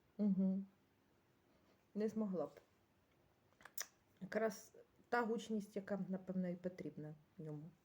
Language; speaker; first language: Ukrainian; native; Ukrainian